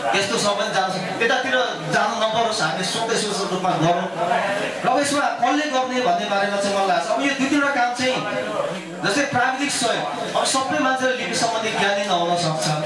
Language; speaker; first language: Nepali; non-native, local second language; Limbu